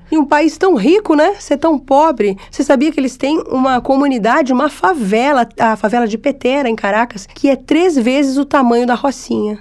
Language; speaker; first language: Portuguese; native; Portuguese